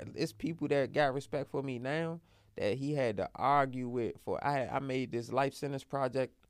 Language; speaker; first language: English; native; English